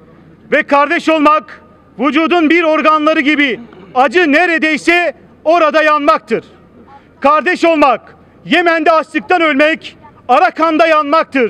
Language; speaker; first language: Turkish; native; Turkish